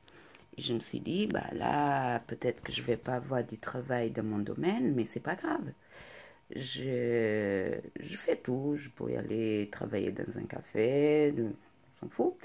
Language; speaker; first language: French; non-native, fluent; Portuguese